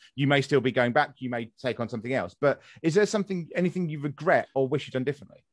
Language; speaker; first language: English; native; English